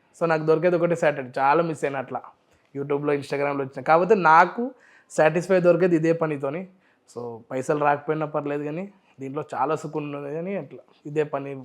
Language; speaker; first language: Telugu; non-native, local second language; Urdu